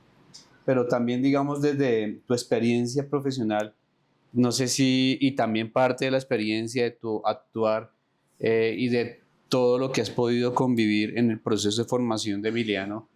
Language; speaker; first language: Spanish; native; Spanish